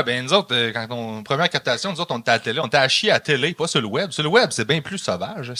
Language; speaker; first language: French; native; French